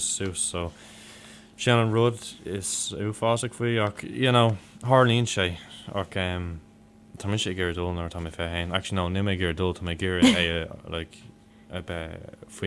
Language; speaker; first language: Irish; non-native, local second language; English